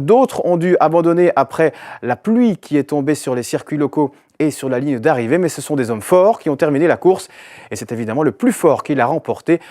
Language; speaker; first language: French; native; French